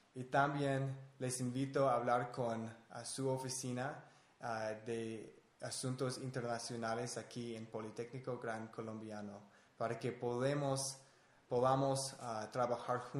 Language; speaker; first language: Spanish; non-native, fluent; English